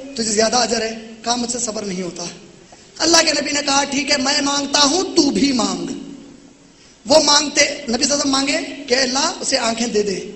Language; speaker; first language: Urdu; native; Urdu